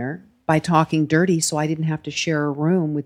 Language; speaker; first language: English; native; English